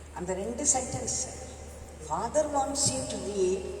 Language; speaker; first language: English; non-native, local second language; Tamil